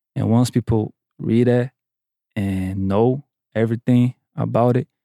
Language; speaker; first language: English; non-native, fluent; Portuguese